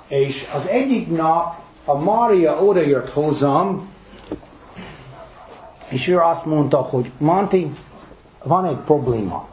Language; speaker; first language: Hungarian; non-native, fluent; English